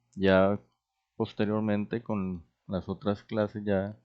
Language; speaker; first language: Spanish; native; Spanish